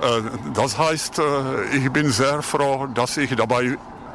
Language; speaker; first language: German; non-native, fluent; Czech